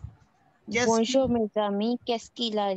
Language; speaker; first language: French; non-native, learner; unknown